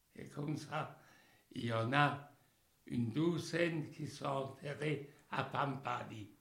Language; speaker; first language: French; native; French